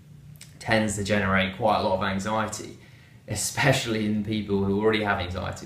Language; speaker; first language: English; native; English